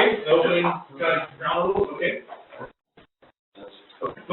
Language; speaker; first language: English; native; English